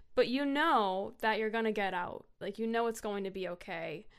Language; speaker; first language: English; native; English